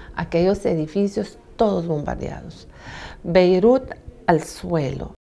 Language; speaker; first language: Spanish; early bilingual, other home language; Arabic